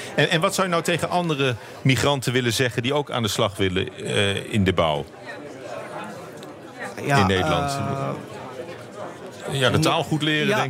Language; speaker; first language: Dutch; native; Dutch